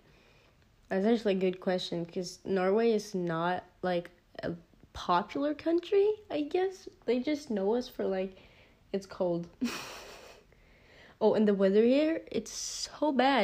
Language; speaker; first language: English; non-native, fluent; Norwegian